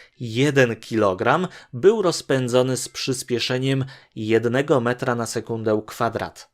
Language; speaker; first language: Polish; native; Polish